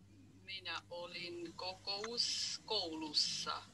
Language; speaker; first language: Finnish; non-native, learner; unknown